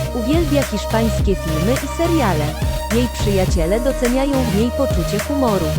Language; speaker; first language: Polish; native; Polish